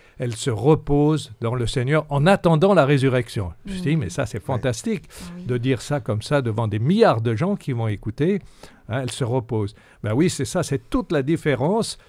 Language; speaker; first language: French; native; French